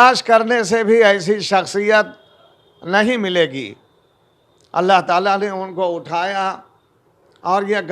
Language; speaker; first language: Urdu; native; Urdu